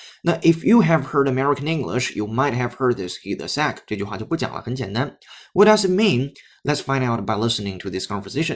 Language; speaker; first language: English; non-native, fluent; Chinese